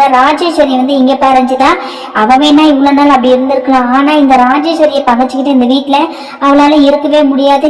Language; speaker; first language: Tamil; native; Tamil